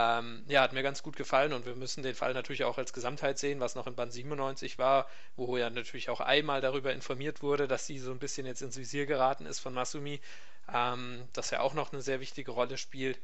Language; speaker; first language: German; native; German